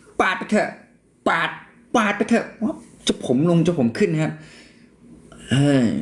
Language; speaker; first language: Thai; native; Thai